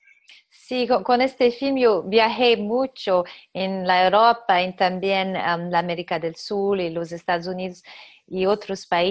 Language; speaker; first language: Spanish; non-native, fluent; Portuguese